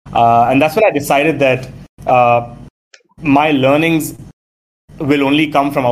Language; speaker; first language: English; non-native, local second language; Tamil